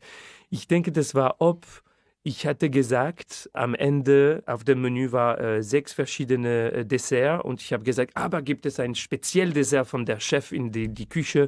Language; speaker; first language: German; non-native, fluent; French